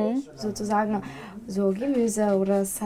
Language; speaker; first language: German; non-native, fluent; Portuguese